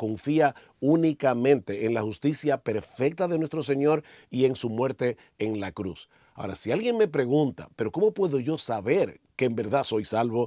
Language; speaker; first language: Spanish; native; Spanish